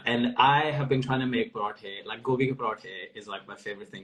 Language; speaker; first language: English; non-native, local second language; Urdu